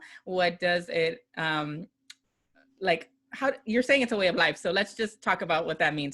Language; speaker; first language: English; native; English